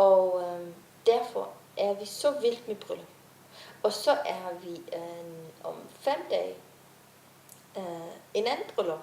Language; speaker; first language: Danish; non-native, fluent; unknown